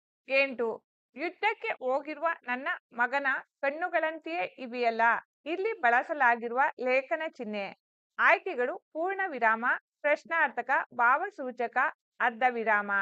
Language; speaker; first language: Kannada; native; Kannada